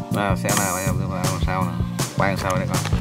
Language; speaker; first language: Vietnamese; native; Vietnamese